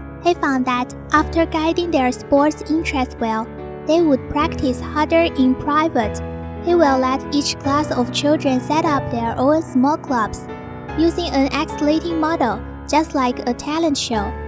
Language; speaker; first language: English; non-native, learner; Chinese